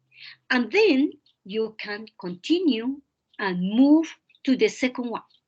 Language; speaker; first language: English; non-native, fluent; Spanish